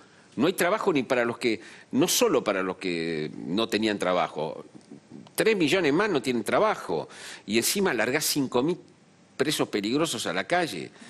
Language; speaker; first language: Spanish; native; Spanish